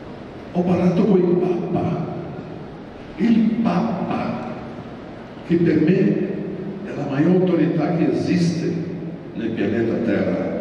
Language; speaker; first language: Italian; non-native, fluent; Portuguese